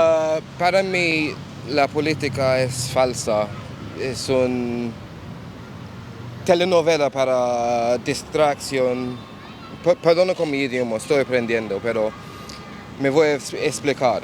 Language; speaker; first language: Spanish; non-native, learner; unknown